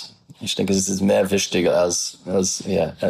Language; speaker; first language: German; non-native, learner; English